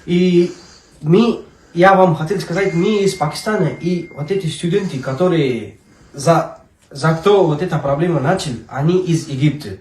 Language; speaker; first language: Russian; non-native, learner; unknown